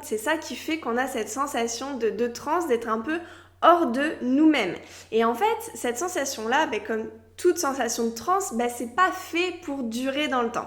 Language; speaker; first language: French; native; French